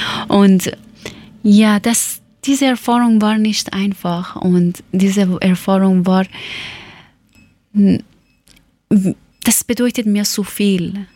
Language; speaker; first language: German; non-native, learner; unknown